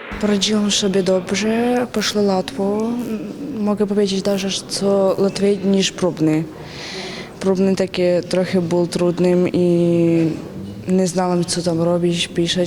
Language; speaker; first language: Polish; non-native, learner; Ukrainian